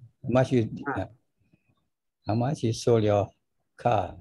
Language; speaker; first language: English; non-native, local second language; Malay